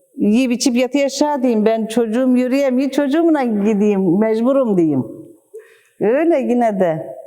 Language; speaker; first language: Turkish; native; Turkish